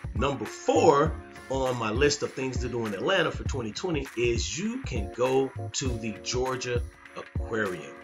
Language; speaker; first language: English; native; English